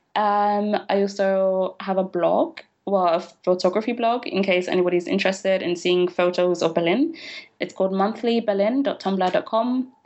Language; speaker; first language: English; native; English